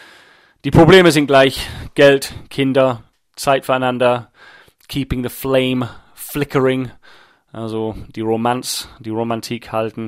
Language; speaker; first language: German; non-native, fluent; English